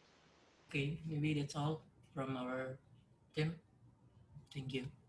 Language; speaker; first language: English; non-native, learner; Indonesian